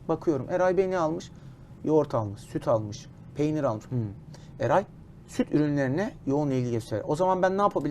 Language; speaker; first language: Turkish; native; Turkish